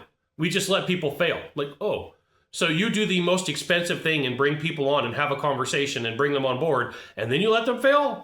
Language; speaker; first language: English; native; English